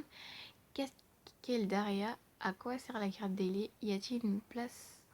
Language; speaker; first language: French; native; French